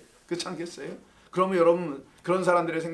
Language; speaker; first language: Korean; native; Korean